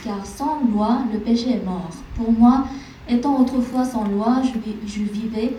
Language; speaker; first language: French; non-native, fluent; Korean